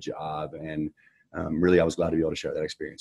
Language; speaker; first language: English; native; English